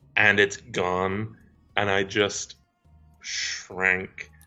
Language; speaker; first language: English; native; English